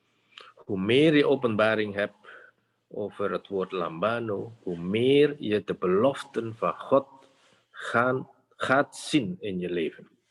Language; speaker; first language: Dutch; non-native, fluent; Indonesian